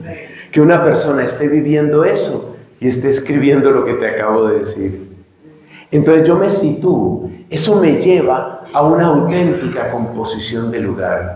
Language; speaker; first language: Spanish; native; Spanish